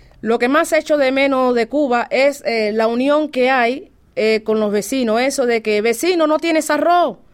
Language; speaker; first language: Spanish; native; Spanish